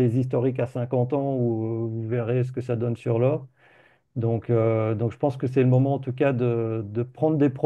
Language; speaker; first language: French; native; French